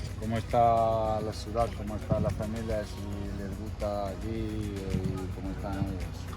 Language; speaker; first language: Spanish; non-native, fluent; Ukrainian